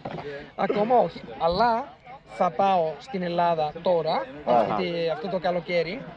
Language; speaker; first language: Greek; non-native, fluent; Italian